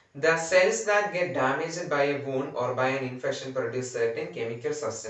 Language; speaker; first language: English; non-native, local second language; Malayalam